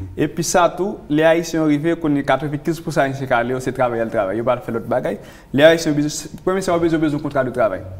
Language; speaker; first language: French; non-native, local second language; Haitian Creole